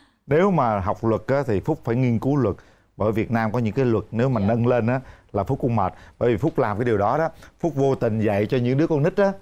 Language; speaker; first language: Vietnamese; native; Vietnamese